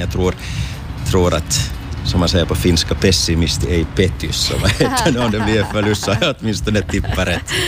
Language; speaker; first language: Swedish; native; Swedish